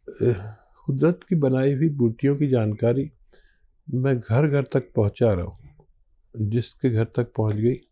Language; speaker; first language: Hindi; native; Hindi